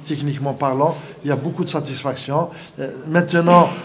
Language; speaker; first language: French; non-native, local second language; Arabic